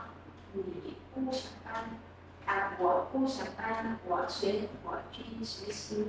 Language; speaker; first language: Chinese; non-native, learner; Vietnamese